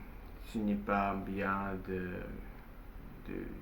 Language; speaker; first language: French; non-native, learner; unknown